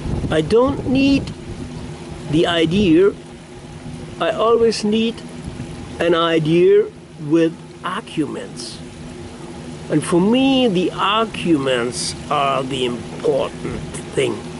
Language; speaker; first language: English; non-native, learner; German